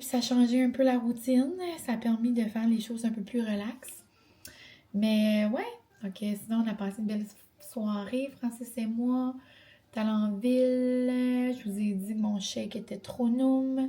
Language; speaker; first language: French; native; French